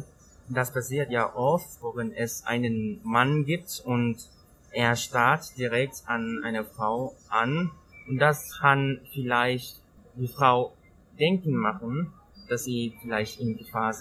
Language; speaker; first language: German; non-native, learner; Thai